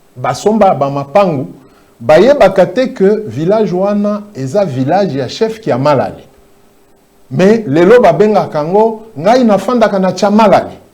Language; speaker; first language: Lingala; non-native, local second language; Swahili